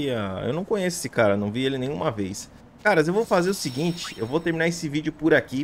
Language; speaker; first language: Portuguese; native; Portuguese